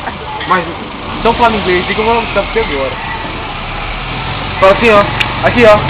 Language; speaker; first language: Portuguese; native; Portuguese